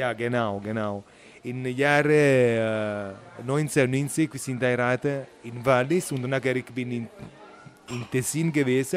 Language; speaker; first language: German; non-native, learner; Italian